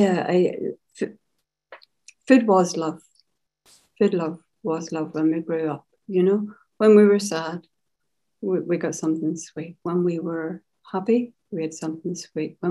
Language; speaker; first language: English; native; English